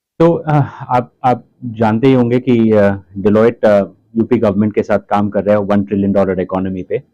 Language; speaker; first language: Hindi; non-native, local second language; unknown